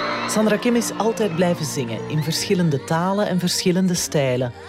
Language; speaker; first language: Dutch; native; Dutch